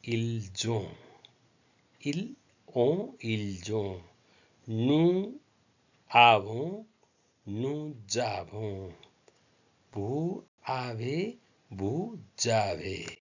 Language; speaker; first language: French; non-native, learner; Nepali